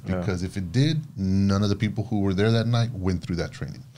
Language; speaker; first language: English; early bilingual, other home language; Spanish